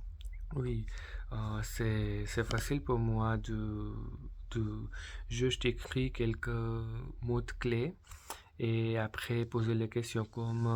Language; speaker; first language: French; non-native, learner; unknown